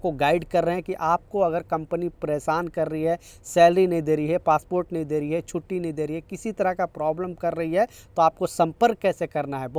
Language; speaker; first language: Hindi; native; Hindi